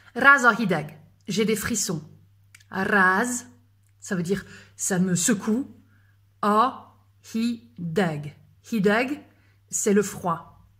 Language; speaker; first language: French; native; French